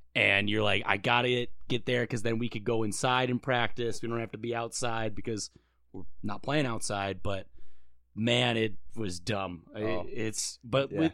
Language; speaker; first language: English; native; English